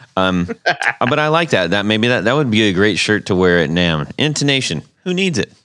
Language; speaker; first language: English; native; English